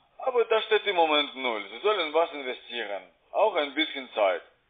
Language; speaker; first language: German; non-native, fluent; Russian